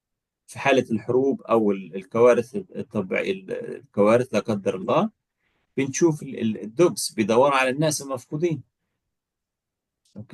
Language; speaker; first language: Arabic; native; Arabic